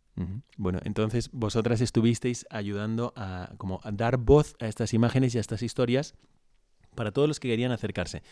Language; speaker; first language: Spanish; native; Spanish